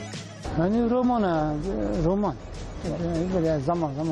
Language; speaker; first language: Turkish; non-native, local second language; Kurdish